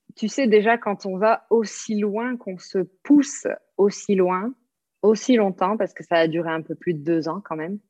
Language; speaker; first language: French; native; French